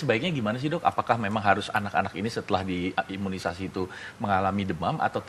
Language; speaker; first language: Indonesian; native; Indonesian